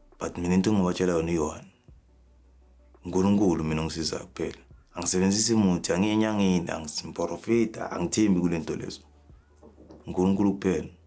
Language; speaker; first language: Zulu; native; Zulu